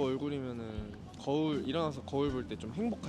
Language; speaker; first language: Korean; native; Korean